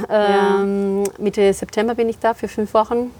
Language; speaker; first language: German; non-native, fluent; Spanish